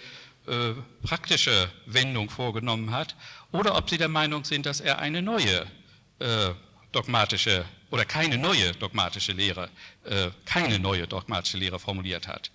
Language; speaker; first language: German; native; German